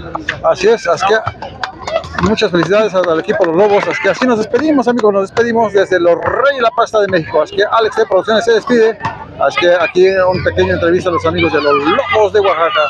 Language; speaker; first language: Spanish; native; Spanish